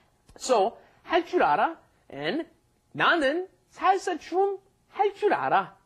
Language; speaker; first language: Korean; non-native, fluent; English